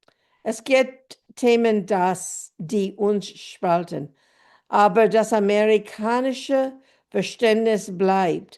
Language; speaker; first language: German; non-native, fluent; English